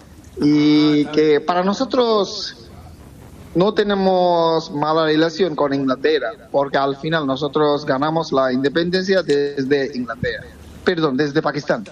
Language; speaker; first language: Spanish; non-native, fluent; Bangla